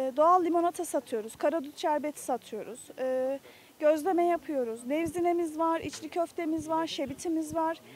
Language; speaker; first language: Turkish; native; Turkish